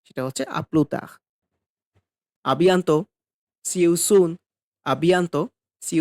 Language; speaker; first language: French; non-native, fluent; Bangla